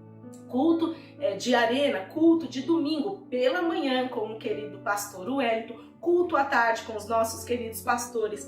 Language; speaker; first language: Portuguese; native; Portuguese